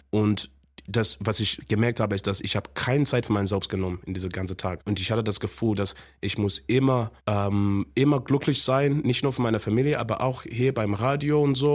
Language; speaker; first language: German; non-native, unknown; Shona